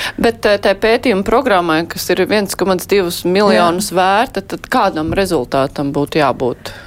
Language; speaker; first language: Latvian; native; Latvian